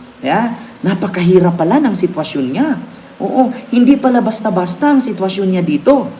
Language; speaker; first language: Filipino; non-native, local second language; Cebuano